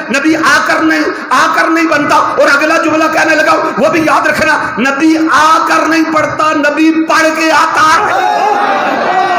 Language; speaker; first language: Urdu; non-native, local second language; Punjabi